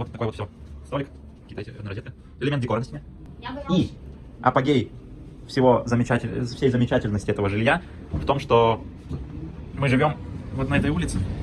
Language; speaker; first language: Russian; native; Russian